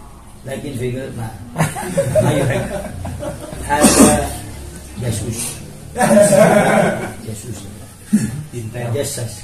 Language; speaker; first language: Arabic; non-native, learner; Indonesian